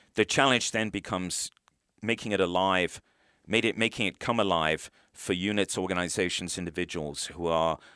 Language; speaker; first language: English; native; English